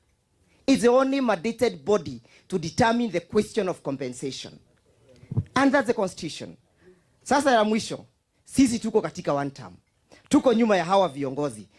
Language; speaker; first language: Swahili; non-native, local second language; Kamba